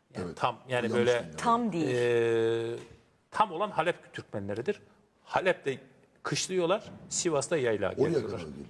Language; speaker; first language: Turkish; native; Turkish